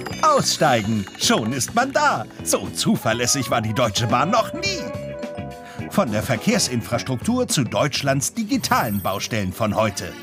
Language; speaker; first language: German; native; German